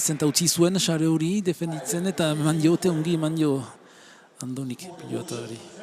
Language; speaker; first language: Basque; native; Basque